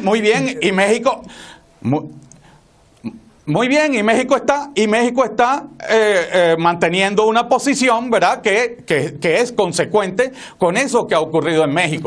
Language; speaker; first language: Spanish; native; Spanish